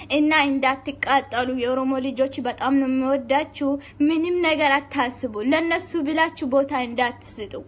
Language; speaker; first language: Amharic; non-native, local second language; Oromo